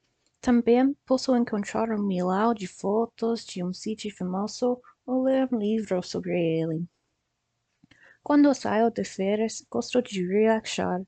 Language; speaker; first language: Portuguese; non-native, learner; English